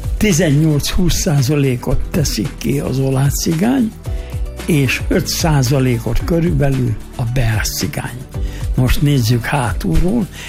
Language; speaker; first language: Hungarian; native; Hungarian